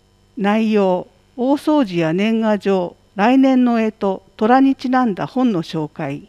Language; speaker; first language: Japanese; native; Japanese